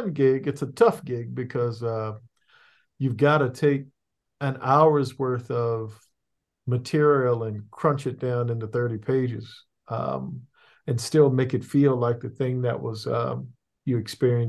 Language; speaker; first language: English; native; English